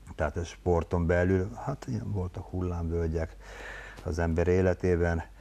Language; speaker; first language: Hungarian; native; Hungarian